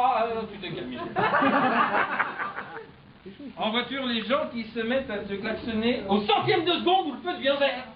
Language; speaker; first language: French; native; French